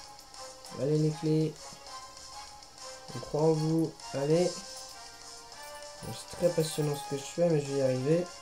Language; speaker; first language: French; native; French